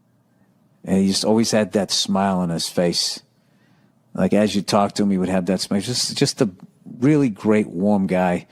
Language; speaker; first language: English; native; English